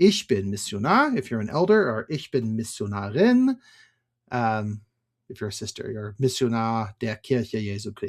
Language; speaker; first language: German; non-native, fluent; English